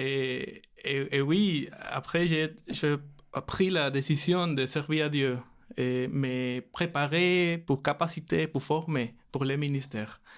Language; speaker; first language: French; non-native, learner; Spanish